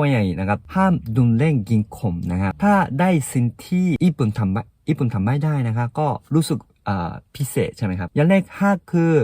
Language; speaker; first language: Thai; non-native, fluent; Japanese